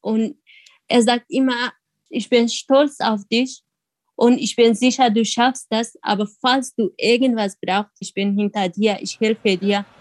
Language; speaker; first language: German; non-native, learner; Kurdish